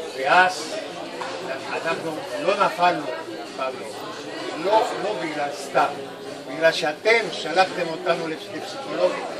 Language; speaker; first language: Hebrew; non-native, fluent; Spanish